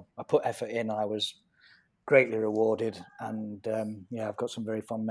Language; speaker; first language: English; native; English